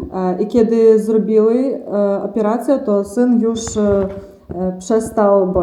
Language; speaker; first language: Polish; non-native, learner; Russian